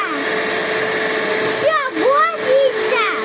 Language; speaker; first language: Russian; non-native, learner; Tajik